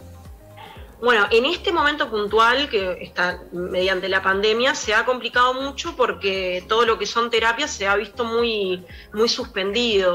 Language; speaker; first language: Spanish; native; Spanish